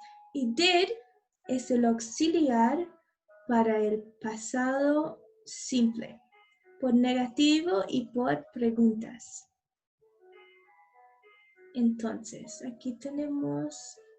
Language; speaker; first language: Spanish; non-native, learner; English